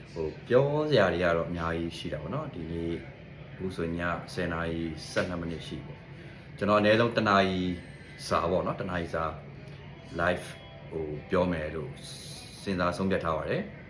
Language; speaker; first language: Burmese; native; Burmese